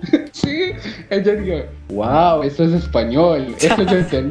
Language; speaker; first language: Spanish; non-native, fluent; Portuguese